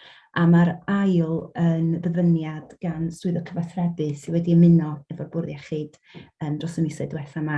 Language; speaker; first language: Welsh; native; Welsh